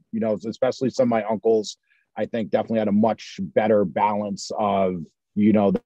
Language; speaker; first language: English; native; English